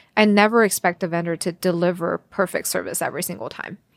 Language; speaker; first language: English; early bilingual, other home language; Chinese